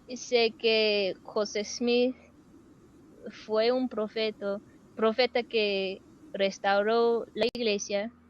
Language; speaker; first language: Spanish; non-native, fluent; English